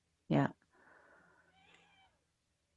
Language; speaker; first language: English; native; English